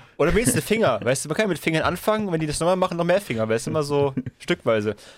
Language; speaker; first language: German; early bilingual, other home language; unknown